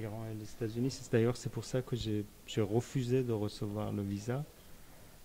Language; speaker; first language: French; non-native, fluent; Persian